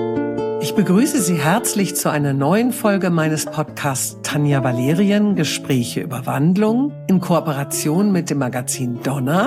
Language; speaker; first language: German; native; German